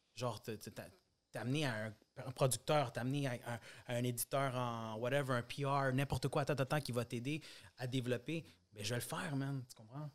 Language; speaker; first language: French; early bilingual, other home language; Spanish